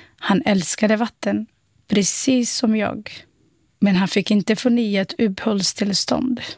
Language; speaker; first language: Swedish; non-native, fluent; Somali